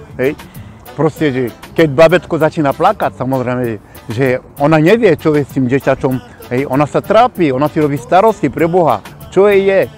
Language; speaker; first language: Slovak; non-native, fluent; Bambara